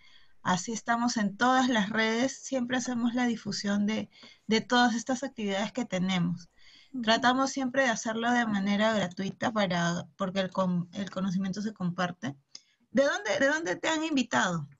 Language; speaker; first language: Spanish; native; Spanish